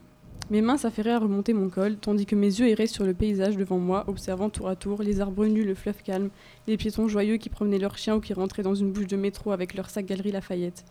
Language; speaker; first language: French; native; French